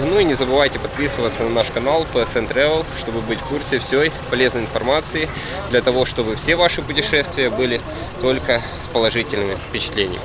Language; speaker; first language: Russian; native; Russian